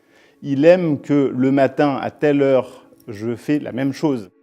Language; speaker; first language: French; native; French